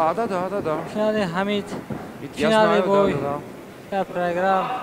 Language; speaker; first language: Russian; non-native, learner; Uzbek